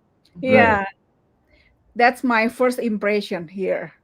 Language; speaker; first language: English; non-native, learner; Indonesian